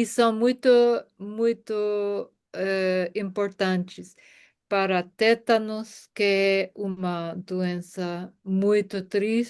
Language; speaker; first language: Portuguese; non-native, fluent; German